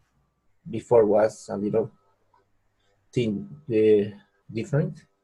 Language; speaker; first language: English; non-native, learner; Spanish